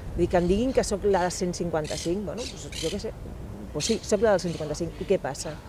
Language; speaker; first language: Catalan; non-native, local second language; Spanish